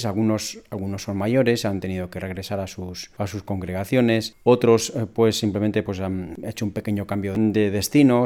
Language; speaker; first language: Spanish; native; Spanish